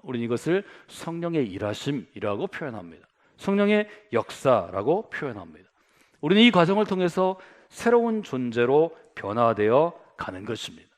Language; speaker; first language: Korean; native; Korean